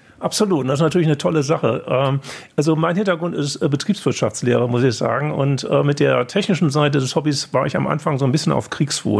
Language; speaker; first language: German; native; German